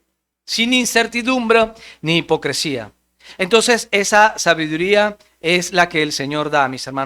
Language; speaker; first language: Spanish; native; Spanish